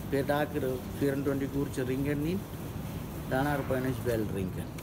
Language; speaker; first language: Dutch; non-native, learner; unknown